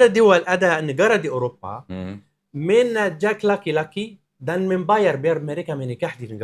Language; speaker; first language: Indonesian; non-native, learner; Arabic